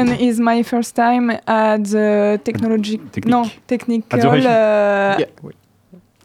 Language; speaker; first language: English; non-native, learner; French